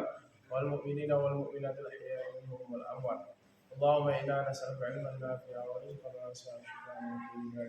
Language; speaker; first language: Arabic; non-native, fluent; Sasak